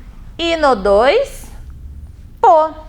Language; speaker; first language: Portuguese; native; Portuguese